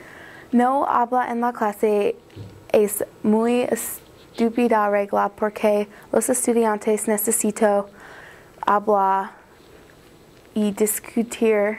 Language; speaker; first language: Spanish; non-native, learner; English